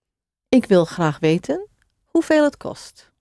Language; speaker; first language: Dutch; non-native, fluent; English